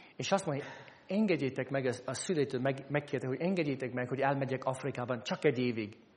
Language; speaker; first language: Hungarian; non-native, fluent; English